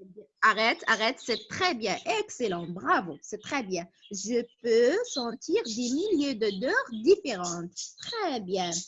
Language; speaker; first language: French; non-native, local second language; Arabic